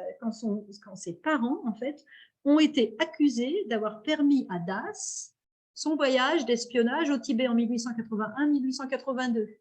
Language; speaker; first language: French; native; French